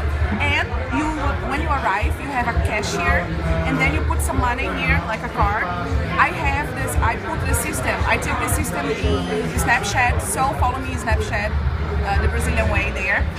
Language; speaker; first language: English; non-native, fluent; Portuguese